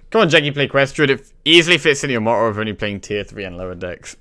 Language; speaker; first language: English; native; English